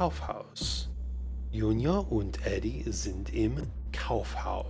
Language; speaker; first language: German; non-native, learner; English